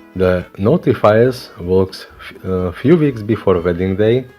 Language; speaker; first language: English; non-native, learner; Slovak